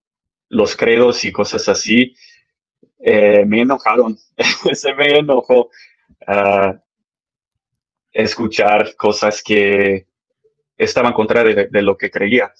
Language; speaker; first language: Spanish; early bilingual, heritage; English